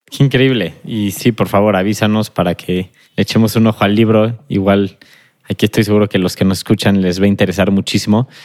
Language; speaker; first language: Spanish; native; Spanish